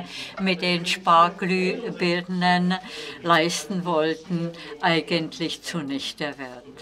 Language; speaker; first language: German; non-native, fluent; Czech